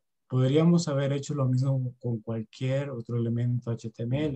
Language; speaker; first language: Spanish; native; Spanish